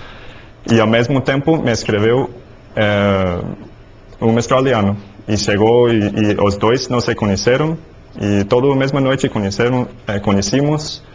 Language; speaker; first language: Portuguese; non-native, learner; English